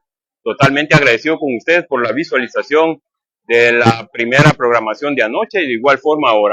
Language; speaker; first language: Spanish; native; Spanish